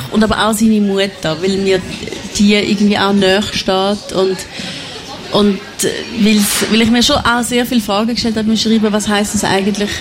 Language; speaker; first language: German; native; German